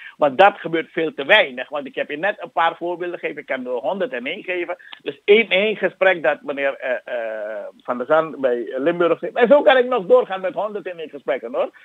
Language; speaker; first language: Dutch; native; Dutch